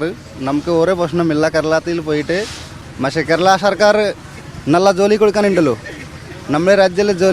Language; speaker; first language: Malayalam; non-native, learner; Bangla